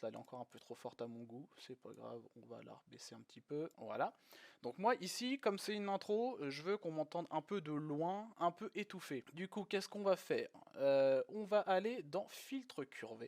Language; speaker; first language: French; native; French